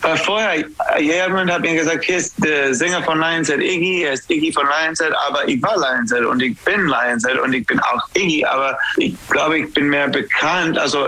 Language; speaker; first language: German; non-native, fluent; English